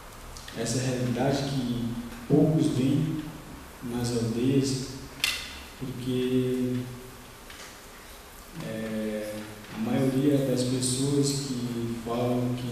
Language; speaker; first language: Portuguese; non-native, local second language; Guarani